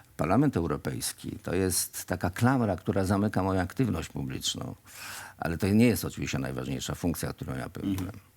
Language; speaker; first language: Polish; native; Polish